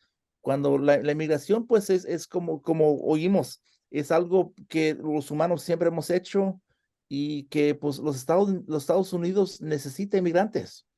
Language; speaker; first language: Spanish; early bilingual, heritage; Spanish